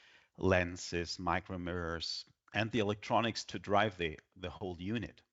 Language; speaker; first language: English; non-native, fluent; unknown